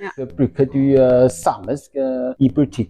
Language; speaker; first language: Norwegian; non-native, learner; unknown